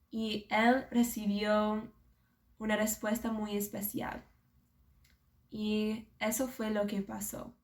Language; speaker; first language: Spanish; non-native, fluent; English